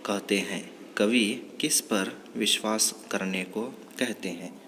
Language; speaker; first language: Hindi; non-native, local second language; Kannada